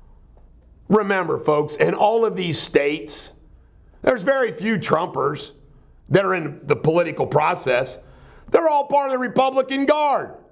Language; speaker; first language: English; native; English